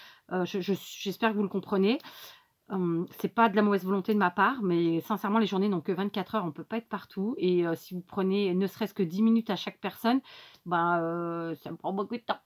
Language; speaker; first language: French; native; French